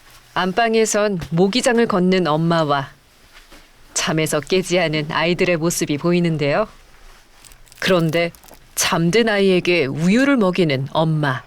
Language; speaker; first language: Korean; native; Korean